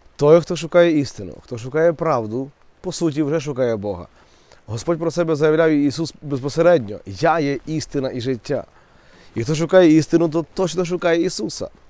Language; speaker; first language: Ukrainian; native; Ukrainian